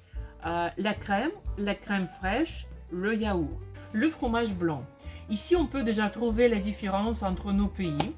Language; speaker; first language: French; non-native, fluent; Russian